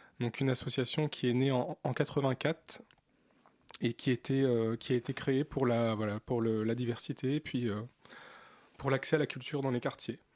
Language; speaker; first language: French; early bilingual, other home language; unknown